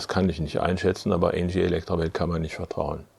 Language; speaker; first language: German; native; German